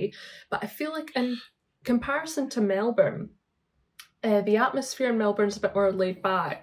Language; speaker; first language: English; native; English